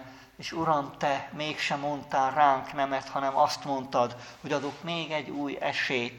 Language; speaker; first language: Hungarian; native; Hungarian